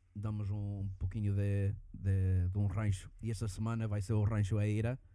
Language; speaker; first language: Portuguese; early bilingual, heritage; Portuguese